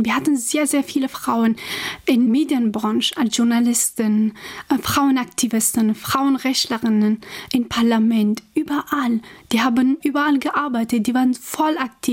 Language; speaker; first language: German; non-native, fluent; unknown